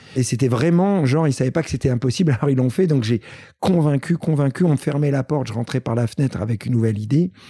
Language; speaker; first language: French; early bilingual, other home language; Greek